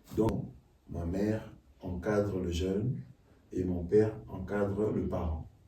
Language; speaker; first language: French; non-native, local second language; Lingala